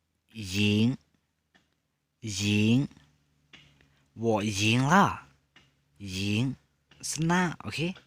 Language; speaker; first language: Chinese; non-native, fluent; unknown